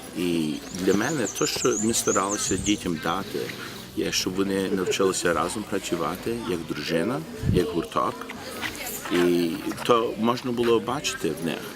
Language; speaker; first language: Ukrainian; early bilingual, heritage; Ukrainian